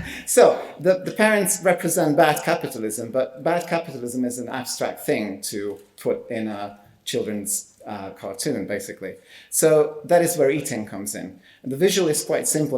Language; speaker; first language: English; non-native, fluent; Hungarian